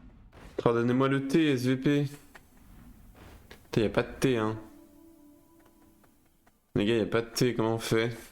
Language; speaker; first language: French; native; French